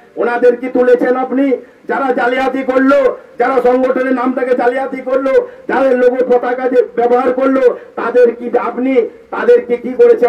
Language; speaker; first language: Bangla; non-native, local second language; Santali